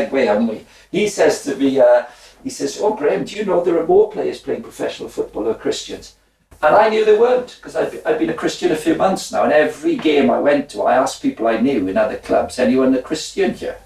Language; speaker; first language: English; native; English